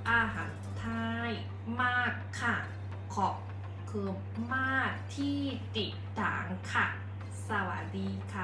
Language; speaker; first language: Thai; non-native, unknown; Japanese